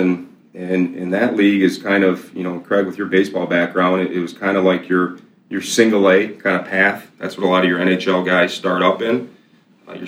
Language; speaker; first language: English; native; English